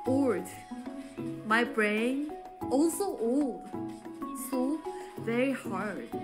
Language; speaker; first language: English; non-native, learner; Korean